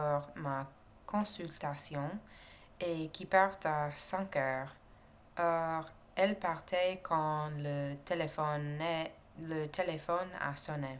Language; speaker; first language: French; non-native, learner; English